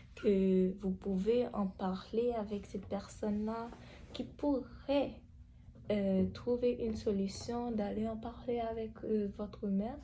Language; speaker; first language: French; native; French